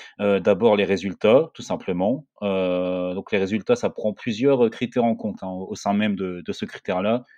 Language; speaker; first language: French; native; French